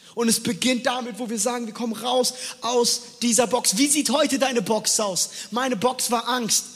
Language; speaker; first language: German; native; German